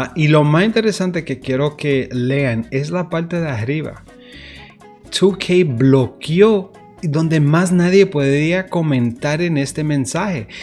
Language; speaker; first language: Spanish; early bilingual, heritage; Spanish